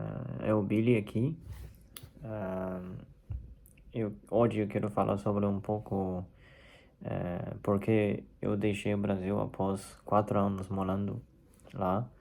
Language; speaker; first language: Portuguese; non-native, fluent; Chinese